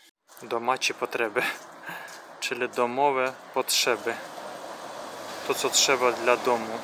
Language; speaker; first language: Polish; non-native, fluent; Russian